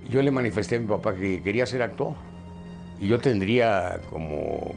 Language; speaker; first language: Spanish; native; Spanish